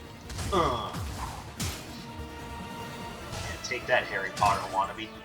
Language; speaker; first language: English; native; English